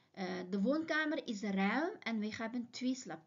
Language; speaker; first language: Dutch; non-native, fluent; Uyghur